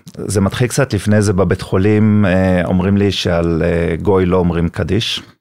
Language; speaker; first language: Hebrew; non-native, fluent; German